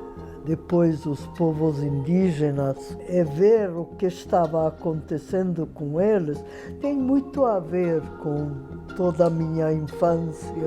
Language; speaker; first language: Portuguese; non-native, fluent; Hungarian